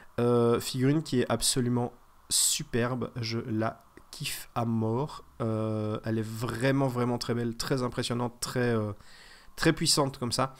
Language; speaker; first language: French; native; French